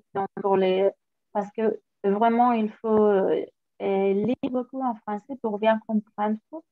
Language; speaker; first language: French; non-native, fluent; Spanish